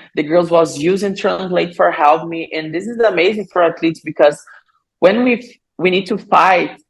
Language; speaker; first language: English; non-native, learner; Portuguese